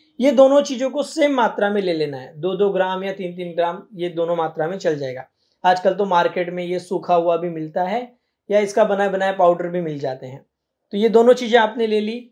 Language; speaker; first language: Hindi; native; Hindi